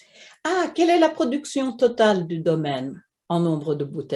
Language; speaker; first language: French; non-native, fluent; Swedish